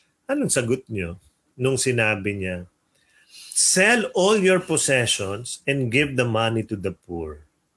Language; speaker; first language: English; non-native, local second language; Filipino